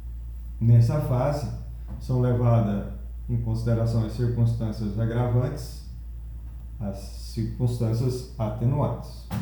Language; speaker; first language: Portuguese; native; Portuguese